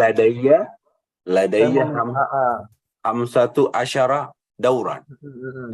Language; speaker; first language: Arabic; non-native, learner; Indonesian